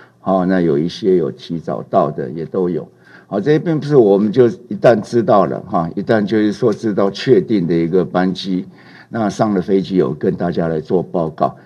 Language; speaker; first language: Chinese; native; Chinese